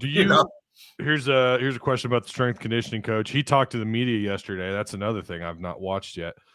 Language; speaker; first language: English; native; English